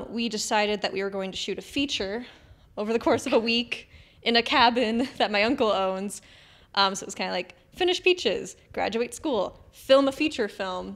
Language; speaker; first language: English; native; English